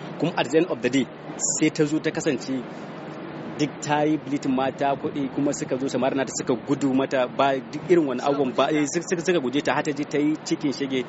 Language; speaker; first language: Hausa; native; Hausa